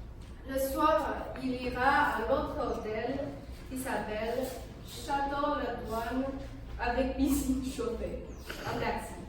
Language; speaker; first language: French; non-native, fluent; Chinese